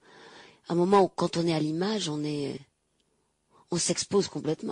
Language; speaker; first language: French; native; French